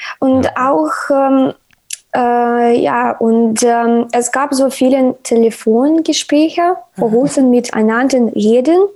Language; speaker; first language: German; non-native, learner; Ukrainian